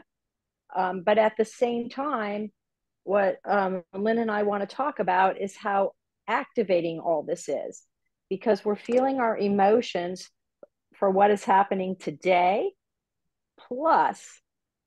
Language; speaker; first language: English; native; English